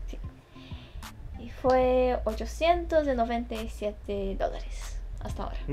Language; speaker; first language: Spanish; non-native, fluent; Portuguese